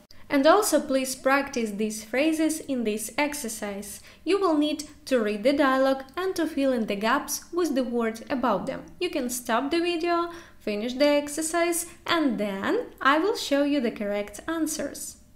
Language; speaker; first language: English; non-native, fluent; Ukrainian